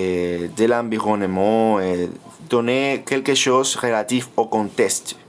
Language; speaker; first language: French; non-native, fluent; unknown